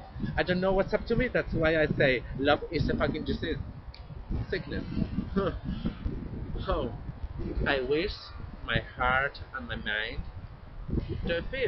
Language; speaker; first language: English; non-native, learner; Spanish